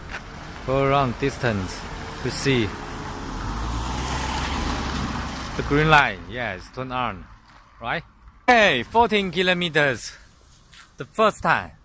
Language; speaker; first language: English; non-native, learner; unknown